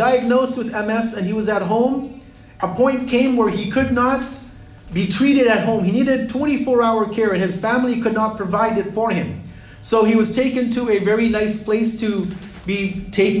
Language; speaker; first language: English; native; English